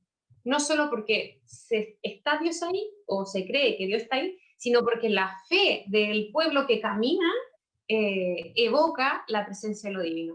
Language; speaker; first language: Spanish; native; Spanish